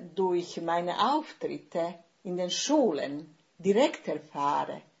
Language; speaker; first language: German; non-native, fluent; Bosnian